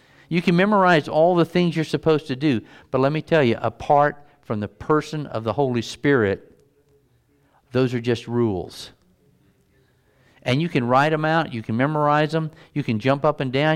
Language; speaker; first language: English; native; English